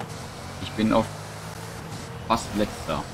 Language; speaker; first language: German; native; German